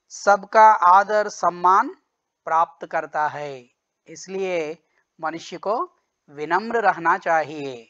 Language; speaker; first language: Hindi; non-native, local second language; Telugu